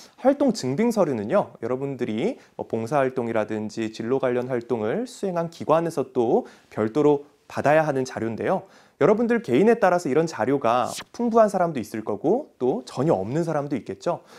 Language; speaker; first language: Korean; native; Korean